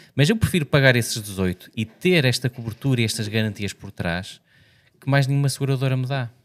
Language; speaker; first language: Portuguese; native; Portuguese